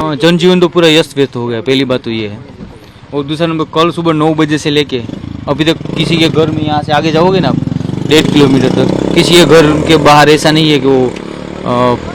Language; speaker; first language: Hindi; non-native, local second language; Marathi